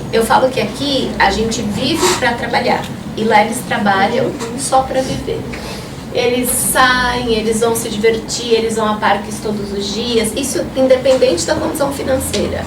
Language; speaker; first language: Portuguese; early bilingual, other home language; Spanish